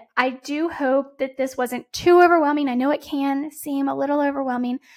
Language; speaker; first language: English; native; English